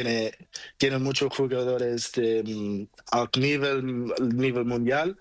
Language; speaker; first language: Spanish; non-native, learner; Portuguese